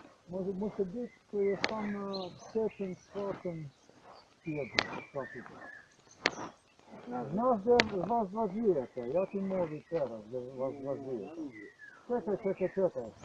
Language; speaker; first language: Polish; non-native, learner; Slovenian